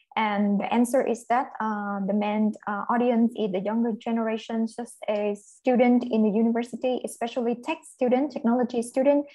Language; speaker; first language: English; non-native, fluent; Vietnamese